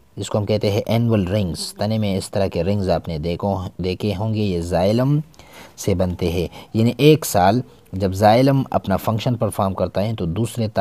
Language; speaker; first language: Urdu; non-native, local second language; Pashto